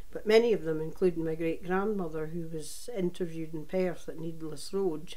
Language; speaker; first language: English; native; English